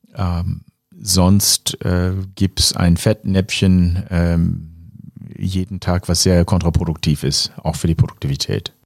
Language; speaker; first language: German; non-native, fluent; English